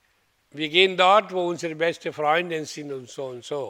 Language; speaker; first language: German; non-native, fluent; Hindi